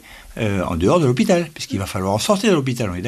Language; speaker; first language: French; native; French